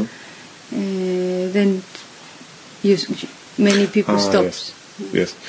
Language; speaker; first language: English; non-native, learner; Slovak